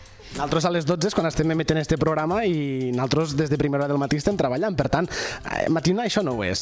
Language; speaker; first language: Catalan; native; Catalan